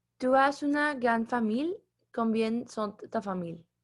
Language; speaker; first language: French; non-native, learner; Spanish